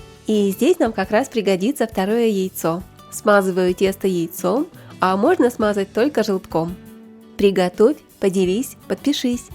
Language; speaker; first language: Russian; native; Russian